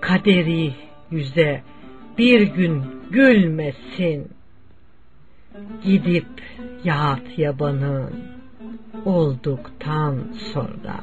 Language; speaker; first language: Turkish; native; Turkish